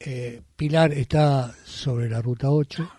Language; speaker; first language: Spanish; native; Spanish